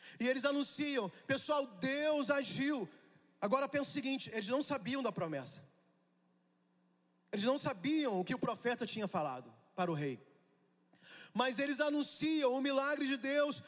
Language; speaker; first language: Portuguese; native; Portuguese